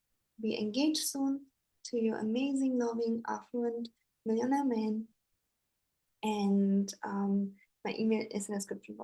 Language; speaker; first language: English; non-native, fluent; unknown